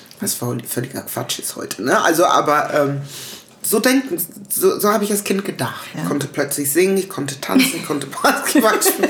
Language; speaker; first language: German; early bilingual, other home language; English